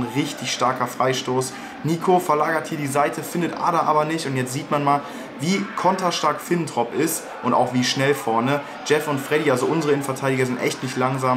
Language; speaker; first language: German; native; German